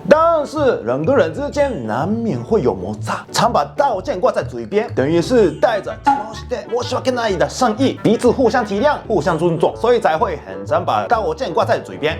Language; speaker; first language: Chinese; non-native, fluent; Japanese